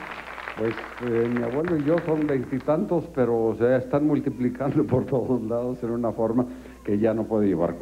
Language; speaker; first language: Spanish; native; Spanish